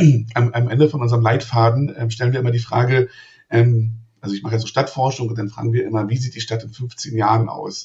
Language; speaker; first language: German; native; German